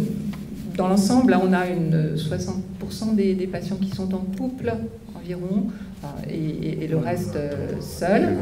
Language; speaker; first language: French; native; French